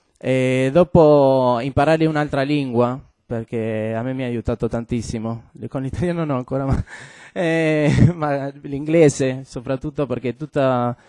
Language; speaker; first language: Italian; non-native, learner; Spanish